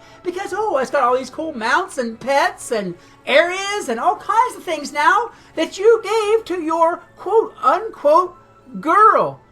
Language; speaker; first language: English; native; English